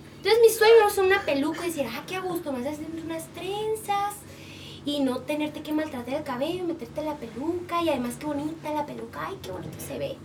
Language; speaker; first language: Spanish; native; Spanish